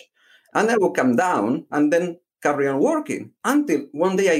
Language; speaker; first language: English; non-native, fluent; Spanish